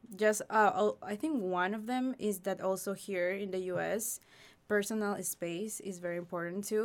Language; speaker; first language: English; non-native, fluent; Spanish